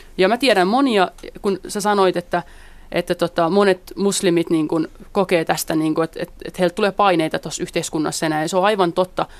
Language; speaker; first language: Finnish; early bilingual, other home language; Central Kurdish